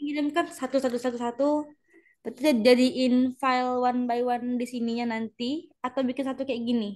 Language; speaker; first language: Indonesian; native; Indonesian